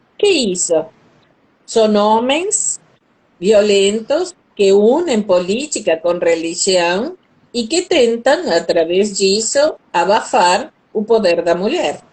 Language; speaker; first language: Portuguese; non-native, fluent; Spanish